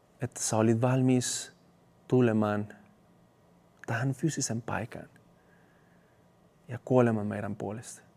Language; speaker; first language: Finnish; non-native, fluent; Spanish